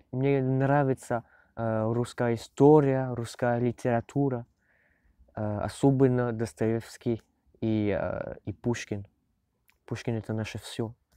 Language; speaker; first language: Russian; non-native, learner; French